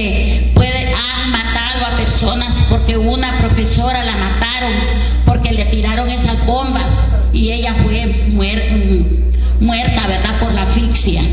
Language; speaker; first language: Spanish; native; Spanish